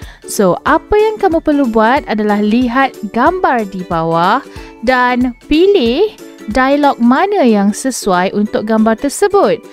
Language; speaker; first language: Malay; native; Malay